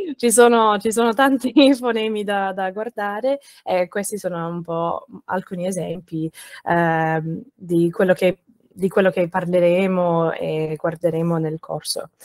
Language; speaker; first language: Italian; non-native, fluent; English